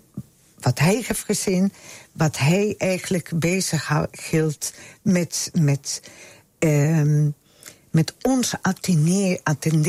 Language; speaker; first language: Dutch; non-native, fluent; Spanish